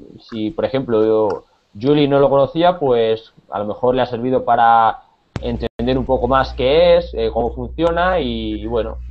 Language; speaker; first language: Spanish; native; Spanish